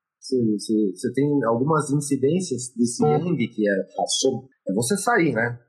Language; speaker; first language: Portuguese; native; Portuguese